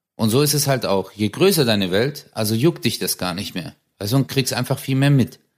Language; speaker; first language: German; early bilingual, other home language; Turkish